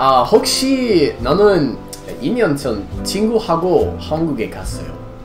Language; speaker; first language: Korean; non-native, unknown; English